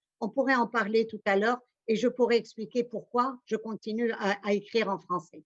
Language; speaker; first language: French; non-native, local second language; Arabic